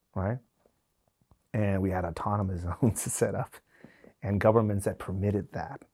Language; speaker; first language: English; non-native, fluent; Spanish